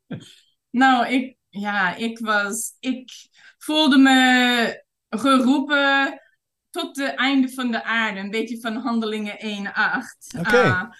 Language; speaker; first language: Dutch; non-native, fluent; English